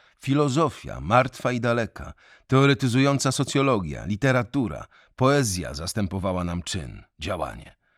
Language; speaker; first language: Polish; native; Polish